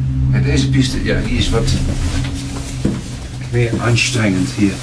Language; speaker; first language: Dutch; native; Dutch